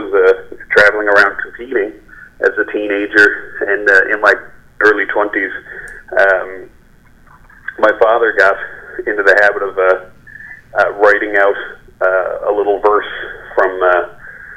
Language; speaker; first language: English; native; English